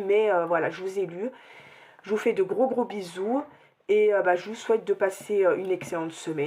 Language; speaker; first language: French; native; French